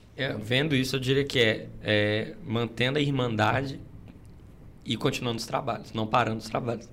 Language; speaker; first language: Portuguese; native; Portuguese